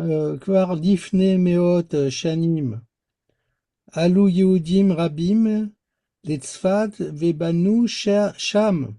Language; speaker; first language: Hebrew; non-native, learner; French